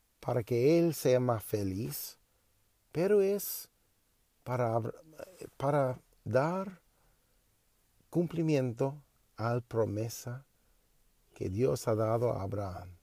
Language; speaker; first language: Spanish; non-native, learner; English